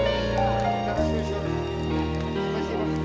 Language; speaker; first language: Russian; native; Russian